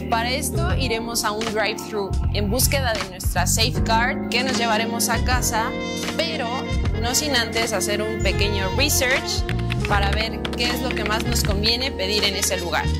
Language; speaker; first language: Spanish; native; Spanish